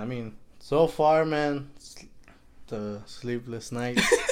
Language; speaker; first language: English; early bilingual, other home language; Spanish